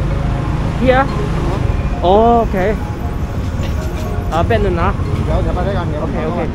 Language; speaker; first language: English; non-native, learner; Cantonese